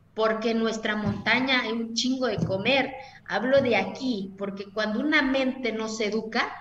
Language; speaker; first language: Spanish; non-native, local second language; Zapotec